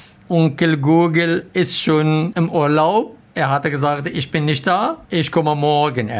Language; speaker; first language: German; non-native, learner; Arabic